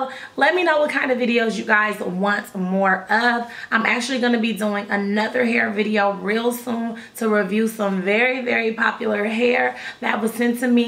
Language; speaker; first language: English; native; English